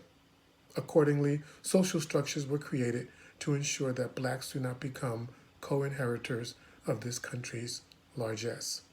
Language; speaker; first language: English; native; English